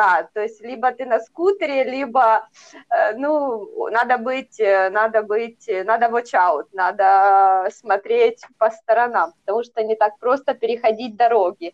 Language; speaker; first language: Russian; native; Russian